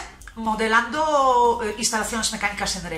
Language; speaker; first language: Spanish; non-native, fluent; Polish